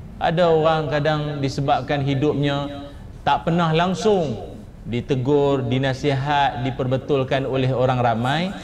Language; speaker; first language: Malay; native; Malay